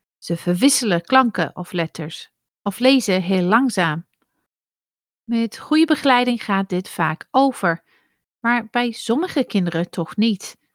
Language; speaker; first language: Dutch; non-native, fluent; English